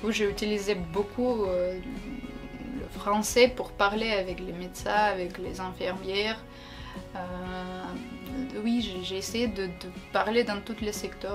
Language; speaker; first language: French; non-native, learner; Ukrainian